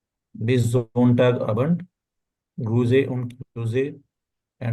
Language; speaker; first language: German; non-native, learner; Urdu